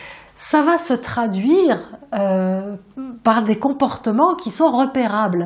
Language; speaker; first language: French; native; French